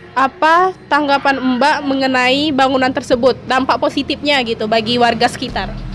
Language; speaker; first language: Indonesian; native; Indonesian